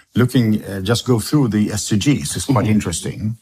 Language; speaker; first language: English; non-native, fluent; Swedish